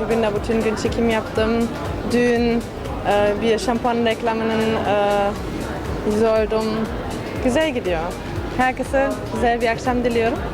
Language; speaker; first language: Turkish; non-native, fluent; German